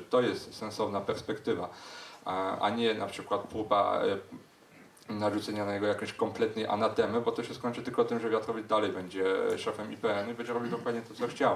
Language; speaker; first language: Polish; native; Polish